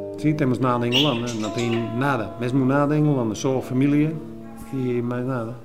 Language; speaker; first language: Portuguese; non-native, learner; Dutch